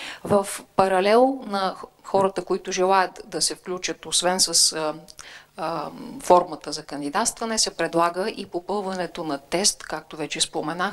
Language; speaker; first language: Bulgarian; native; Bulgarian